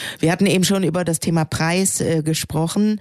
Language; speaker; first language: German; native; German